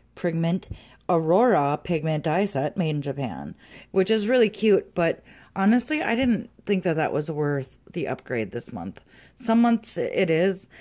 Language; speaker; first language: English; native; English